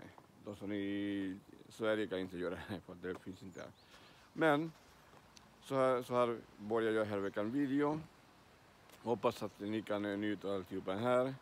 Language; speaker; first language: Swedish; non-native, learner; Spanish